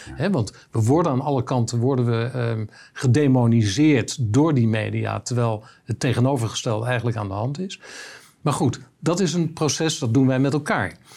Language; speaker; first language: Dutch; native; Dutch